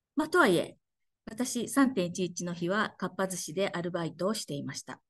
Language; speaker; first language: Japanese; native; Japanese